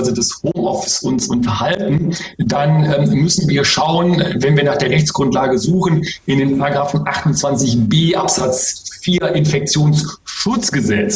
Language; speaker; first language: German; native; German